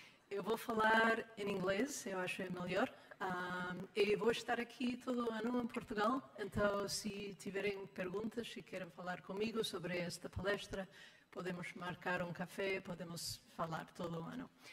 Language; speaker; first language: Portuguese; non-native, learner; English